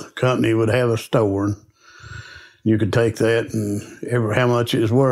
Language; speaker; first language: English; native; English